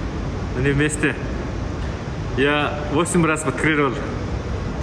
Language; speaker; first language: Russian; non-native, learner; Mongolian